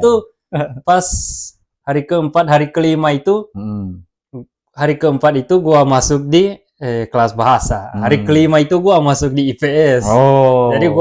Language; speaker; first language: Indonesian; early bilingual, heritage; Japanese